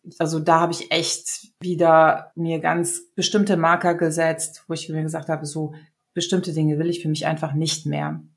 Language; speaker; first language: German; early bilingual, other home language; Serbian